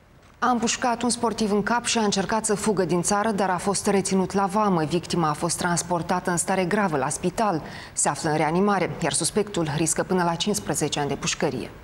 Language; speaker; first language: Romanian; native; Romanian